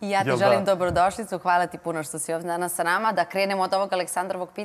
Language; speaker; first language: Serbian; native; Serbian